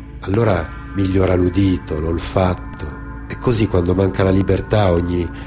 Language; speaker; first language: Italian; native; Italian